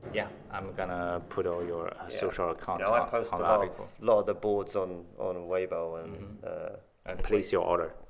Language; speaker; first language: English; native; English